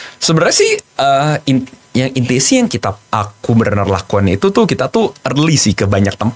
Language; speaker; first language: Indonesian; native; Indonesian